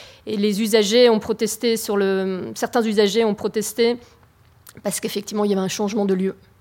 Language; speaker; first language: French; native; French